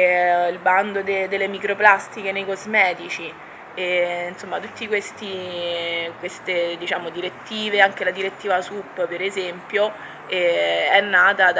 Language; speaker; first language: Italian; native; Italian